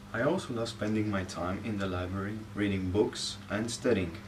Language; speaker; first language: English; non-native, fluent; Bulgarian